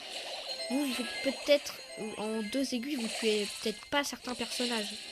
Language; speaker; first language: French; native; French